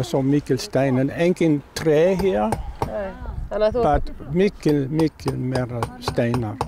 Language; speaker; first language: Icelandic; non-native, learner; German